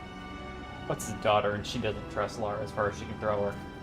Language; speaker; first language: English; native; English